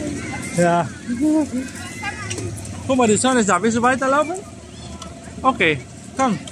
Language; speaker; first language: German; non-native, learner; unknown